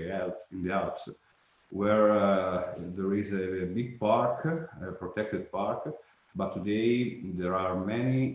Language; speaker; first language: English; non-native, learner; Italian